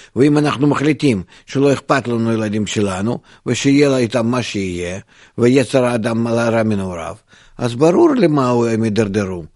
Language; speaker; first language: Hebrew; non-native, fluent; Russian